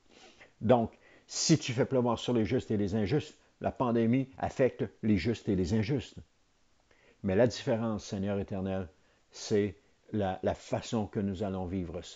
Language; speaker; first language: French; native; French